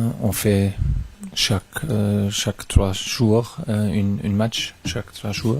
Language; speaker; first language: French; non-native, fluent; German